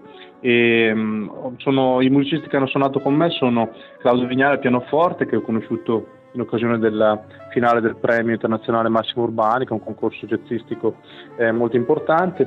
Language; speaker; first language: Italian; native; Italian